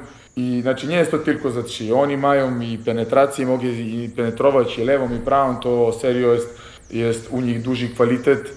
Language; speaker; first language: Polish; non-native, fluent; Serbian